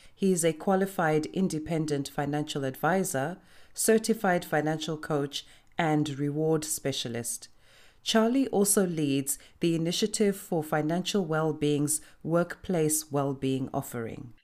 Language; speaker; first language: English; non-native, local second language; Shona